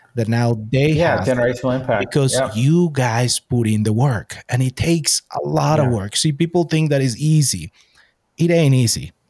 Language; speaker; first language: English; non-native, fluent; Spanish